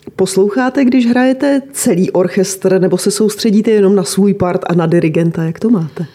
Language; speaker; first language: Czech; native; Czech